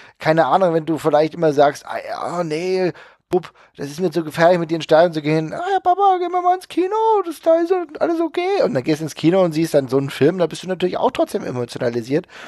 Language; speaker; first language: German; native; German